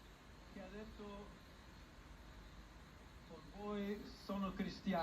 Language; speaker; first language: Italian; non-native, fluent; English